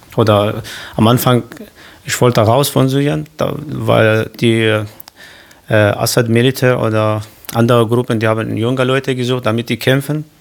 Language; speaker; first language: German; non-native, learner; Kurdish